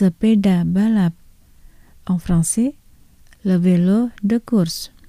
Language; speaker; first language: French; non-native, fluent; Indonesian